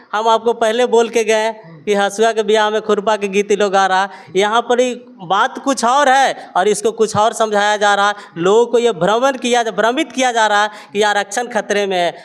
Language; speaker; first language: Hindi; native; Hindi